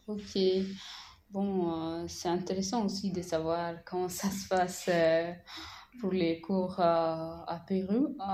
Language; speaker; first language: French; non-native, learner; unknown